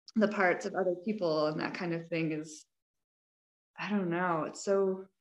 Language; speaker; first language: English; native; English